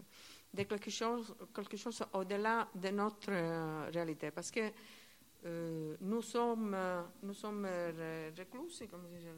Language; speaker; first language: French; non-native, learner; Italian